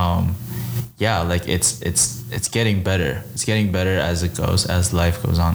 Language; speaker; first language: English; early bilingual, other home language; Chinese